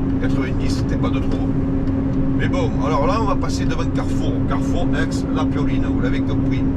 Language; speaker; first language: French; native; French